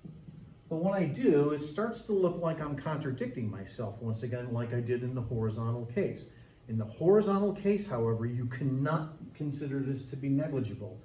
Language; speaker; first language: English; native; English